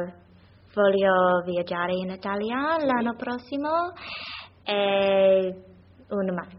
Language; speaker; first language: Italian; non-native, learner; English